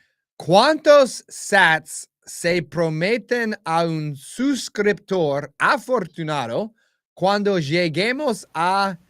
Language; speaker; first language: Spanish; non-native, learner; English